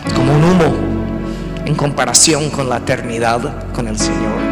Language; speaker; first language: Spanish; non-native, fluent; English